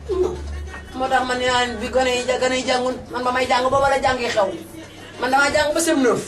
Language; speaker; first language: Wolof; non-native, local second language; Fula